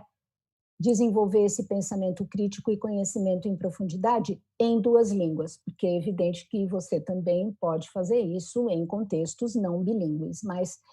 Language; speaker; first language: Portuguese; native; Portuguese